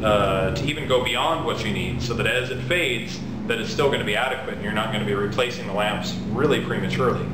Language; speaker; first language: English; native; English